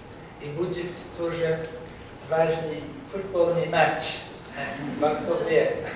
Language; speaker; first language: Russian; non-native, learner; English